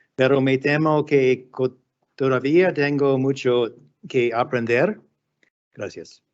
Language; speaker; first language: Spanish; non-native, learner; English